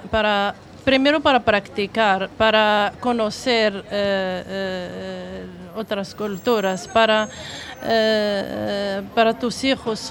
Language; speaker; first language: Spanish; non-native, learner; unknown